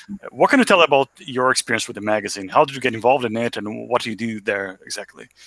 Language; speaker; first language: English; non-native, fluent; Portuguese